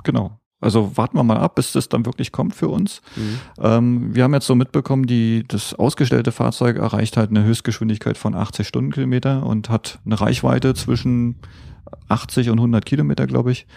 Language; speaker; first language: German; native; German